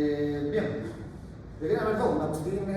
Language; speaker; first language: Spanish; native; Spanish